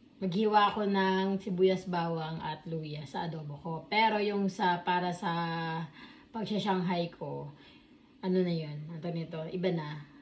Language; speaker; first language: Filipino; non-native, local second language; Waray